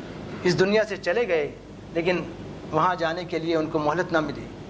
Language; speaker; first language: Urdu; native; Urdu